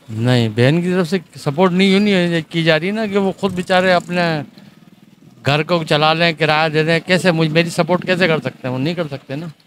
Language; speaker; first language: Urdu; native; Urdu